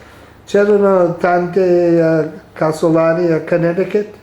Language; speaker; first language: Italian; early bilingual, heritage; English